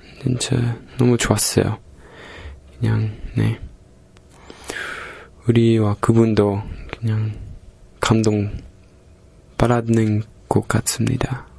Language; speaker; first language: Korean; non-native, fluent; English